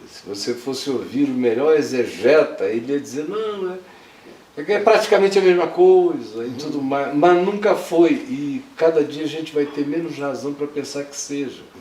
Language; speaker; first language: Portuguese; native; Portuguese